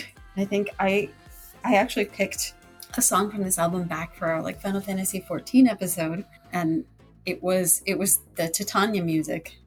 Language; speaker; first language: English; native; English